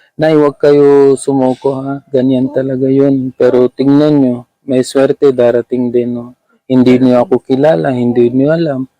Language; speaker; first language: Filipino; non-native, learner; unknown